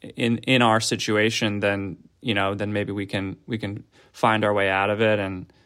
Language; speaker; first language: English; native; English